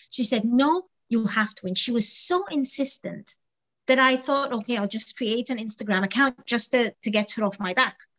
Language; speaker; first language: English; non-native, fluent; Arabic